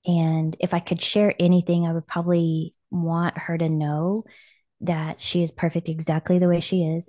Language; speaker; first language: English; native; English